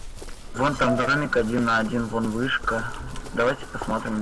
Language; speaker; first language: Russian; native; Russian